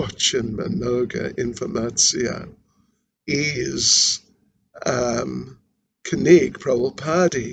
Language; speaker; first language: Russian; non-native, learner; English